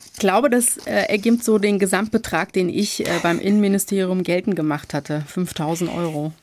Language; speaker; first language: German; early bilingual, other home language; Turkish